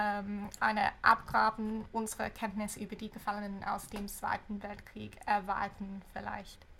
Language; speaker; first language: German; non-native, fluent; English